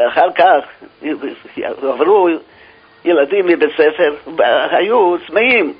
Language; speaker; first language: Hebrew; non-native, fluent; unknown